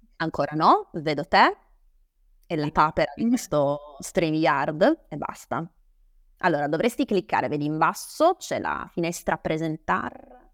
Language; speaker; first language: Italian; native; Italian